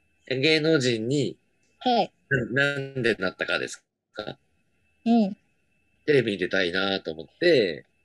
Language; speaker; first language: Japanese; native; Japanese